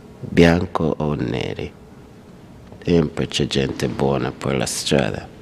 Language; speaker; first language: Italian; non-native, fluent; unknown